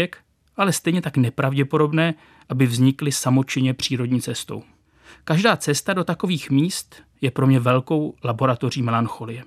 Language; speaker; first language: Czech; native; Czech